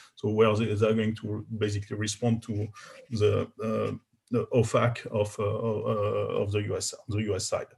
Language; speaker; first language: English; non-native, fluent; French